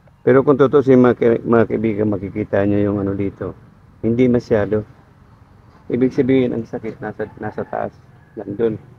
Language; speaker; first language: Filipino; non-native, local second language; Waray